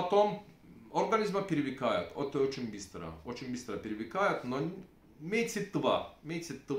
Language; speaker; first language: Russian; non-native, learner; Turkish